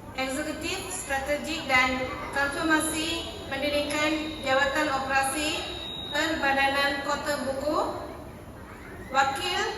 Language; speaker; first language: Malay; non-native, local second language; Tamil